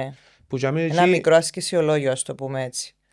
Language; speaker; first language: Greek; native; Greek